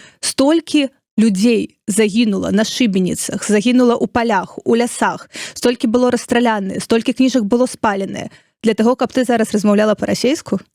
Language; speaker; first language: Belarusian; non-native, local second language; Russian